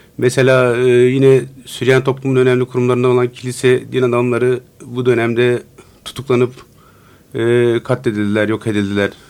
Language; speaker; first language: Turkish; non-native, local second language; Turoyo